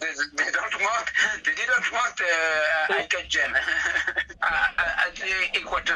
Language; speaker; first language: English; non-native, learner; French